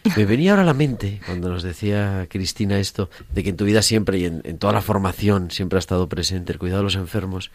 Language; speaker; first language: Spanish; native; Spanish